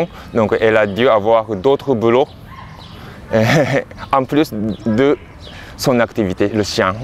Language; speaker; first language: French; non-native, fluent; Japanese